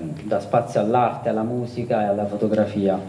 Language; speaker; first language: Italian; native; Italian